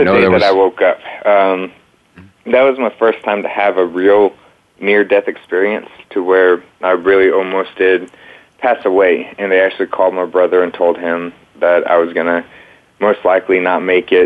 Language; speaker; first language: English; native; English